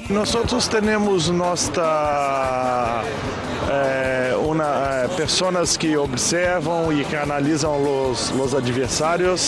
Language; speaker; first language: Spanish; non-native, learner; Portuguese